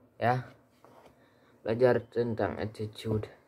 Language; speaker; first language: Indonesian; early bilingual, heritage; Indonesian